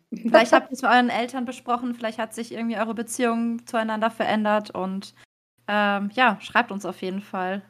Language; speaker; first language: German; early bilingual, other home language; Persian